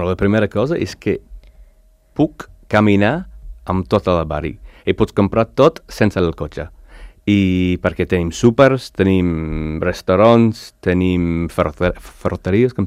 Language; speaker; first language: Catalan; non-native, learner; English